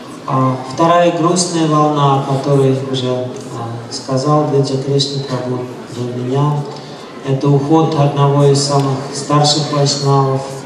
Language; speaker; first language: Russian; native; Russian